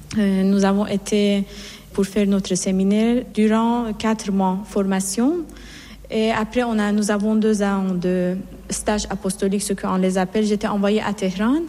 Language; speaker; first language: French; non-native, fluent; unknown